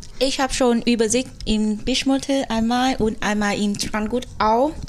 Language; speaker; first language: German; non-native, learner; Vietnamese